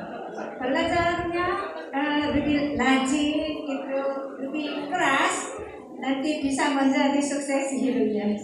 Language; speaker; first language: Indonesian; non-native, learner; Korean